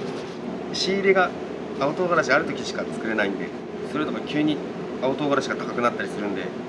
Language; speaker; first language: Japanese; native; Japanese